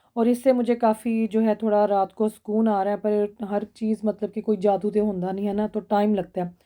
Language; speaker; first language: Urdu; non-native, local second language; Punjabi